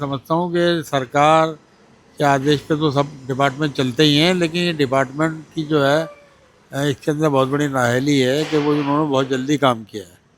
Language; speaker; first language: Hindi; native; Hindi